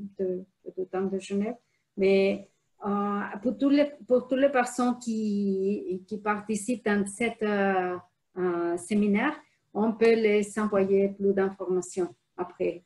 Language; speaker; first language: French; non-native, fluent; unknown